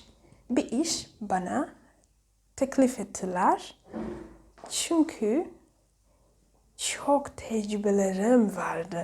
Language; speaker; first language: Turkish; non-native, fluent; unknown